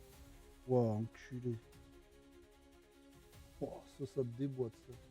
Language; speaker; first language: French; native; French